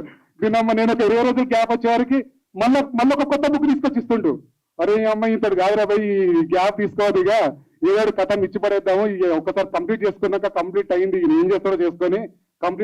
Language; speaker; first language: Telugu; native; Telugu